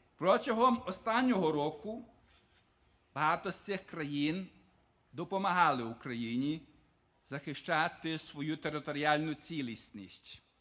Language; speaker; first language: Ukrainian; early bilingual, heritage; Ukrainian